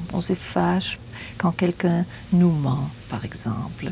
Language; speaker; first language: French; non-native, fluent; German